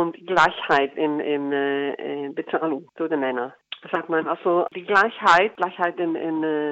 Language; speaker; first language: German; non-native, learner; Icelandic